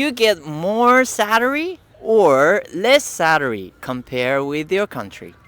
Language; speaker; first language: English; non-native, fluent; Japanese